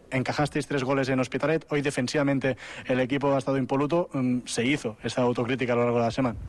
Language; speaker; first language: Spanish; native; Spanish